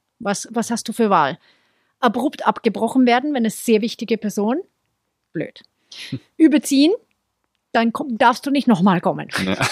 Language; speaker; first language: German; non-native, fluent; Swedish